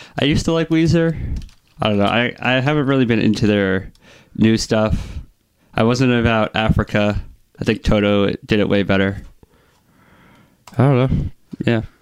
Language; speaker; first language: English; native; English